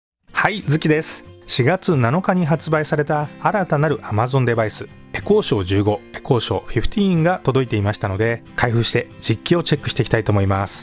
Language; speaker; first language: Japanese; native; Japanese